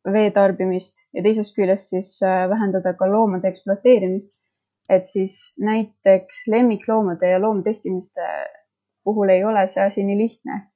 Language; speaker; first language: Estonian; native; Estonian